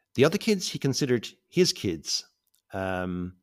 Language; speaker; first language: English; native; English